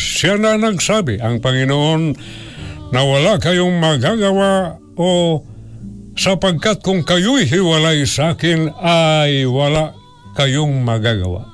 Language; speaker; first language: Filipino; non-native, local second language; Cebuano